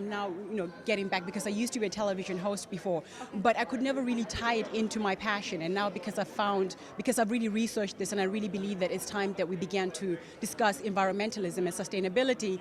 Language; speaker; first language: English; non-native, local second language; Tswana